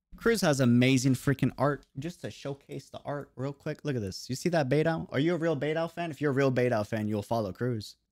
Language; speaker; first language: English; native; English